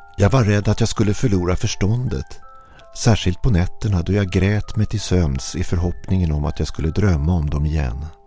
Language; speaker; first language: Swedish; native; Swedish